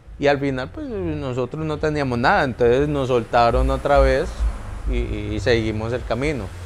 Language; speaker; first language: Spanish; native; Spanish